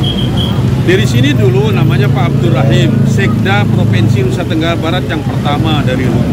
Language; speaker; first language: Indonesian; non-native, local second language; Sasak